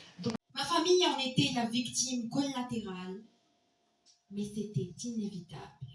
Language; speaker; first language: French; non-native, local second language; Arabic